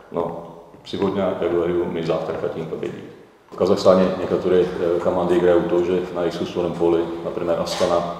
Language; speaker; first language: Russian; non-native, fluent; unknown